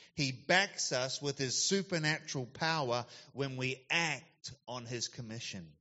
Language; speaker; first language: English; native; English